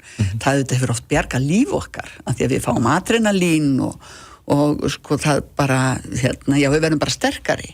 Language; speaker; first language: Icelandic; native; Icelandic